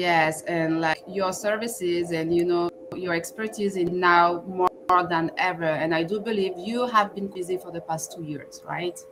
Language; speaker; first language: English; non-native, fluent; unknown